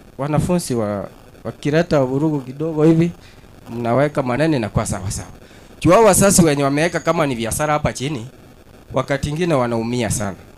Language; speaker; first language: Swahili; non-native, local second language; Kalenjin